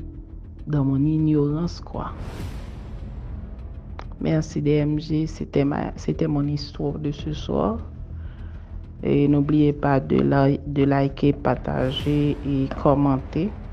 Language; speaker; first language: French; non-native, local second language; Haitian Creole